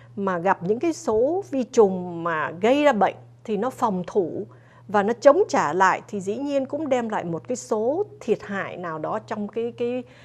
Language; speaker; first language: Vietnamese; early bilingual, other home language; English